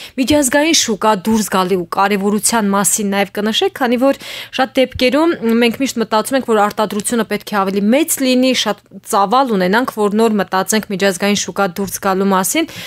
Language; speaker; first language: Armenian; native; Armenian